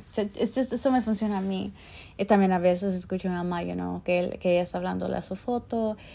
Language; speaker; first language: Spanish; early bilingual, heritage; Spanish